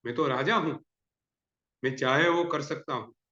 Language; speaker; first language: Hindi; non-native, local second language; Gujarati